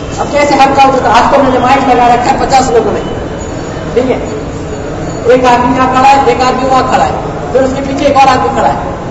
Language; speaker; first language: Urdu; native; Urdu